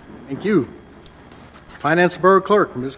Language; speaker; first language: English; native; English